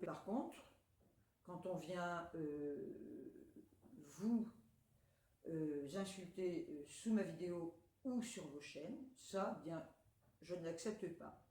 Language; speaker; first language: French; native; French